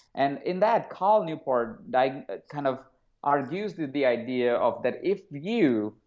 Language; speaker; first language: English; non-native, local second language; Hindi